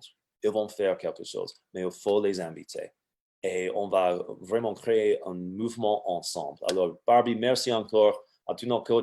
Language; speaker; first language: French; non-native, fluent; English